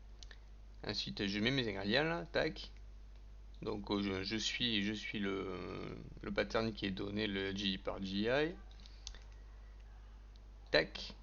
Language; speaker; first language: French; native; French